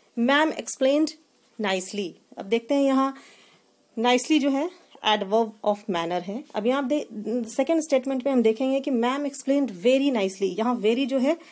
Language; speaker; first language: Hindi; native; Hindi